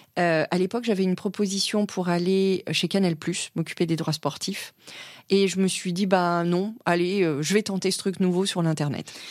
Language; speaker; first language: French; native; French